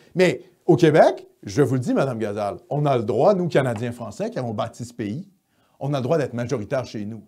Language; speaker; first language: French; native; French